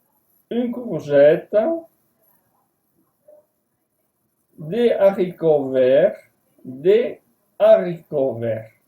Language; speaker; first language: French; non-native, fluent; Spanish